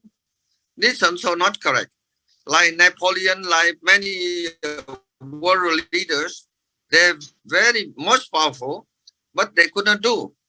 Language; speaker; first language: English; non-native, fluent; Vietnamese